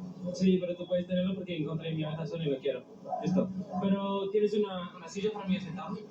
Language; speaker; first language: Spanish; non-native, learner; English